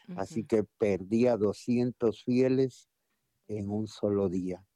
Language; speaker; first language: Spanish; native; Spanish